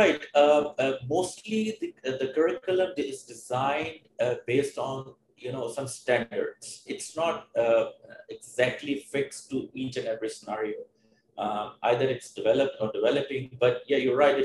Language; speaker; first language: English; non-native, local second language; Urdu